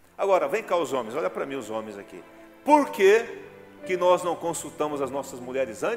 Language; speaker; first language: Portuguese; native; Portuguese